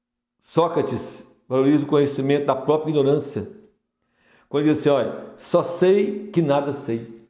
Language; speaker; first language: Portuguese; native; Portuguese